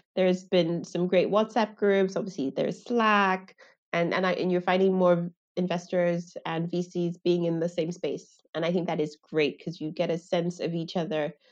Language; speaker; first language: English; non-native, local second language; Yoruba